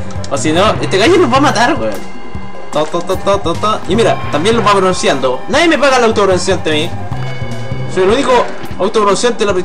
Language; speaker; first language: Spanish; native; Spanish